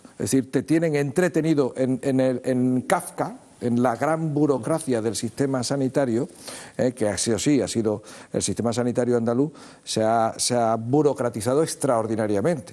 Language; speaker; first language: Spanish; native; Spanish